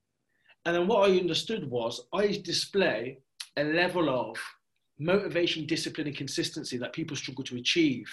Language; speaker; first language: English; native; English